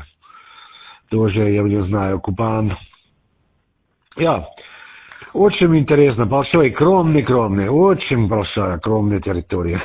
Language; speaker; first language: Russian; non-native, learner; German